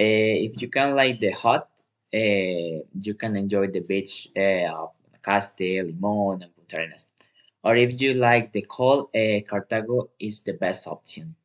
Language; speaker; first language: English; non-native, learner; Spanish